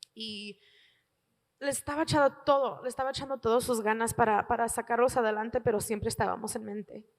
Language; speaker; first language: Spanish; early bilingual, heritage; Spanish